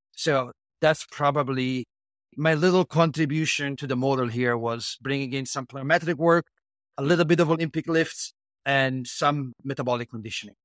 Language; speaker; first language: English; non-native, fluent; Italian